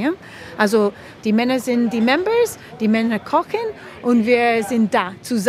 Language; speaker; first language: German; non-native, fluent; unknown